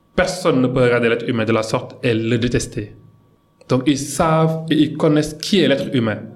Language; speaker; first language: French; non-native, local second language; Wolof